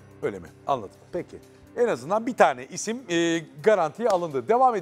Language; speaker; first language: Turkish; native; Turkish